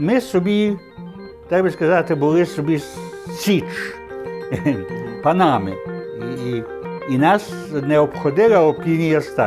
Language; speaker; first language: Ukrainian; early bilingual, heritage; Ukrainian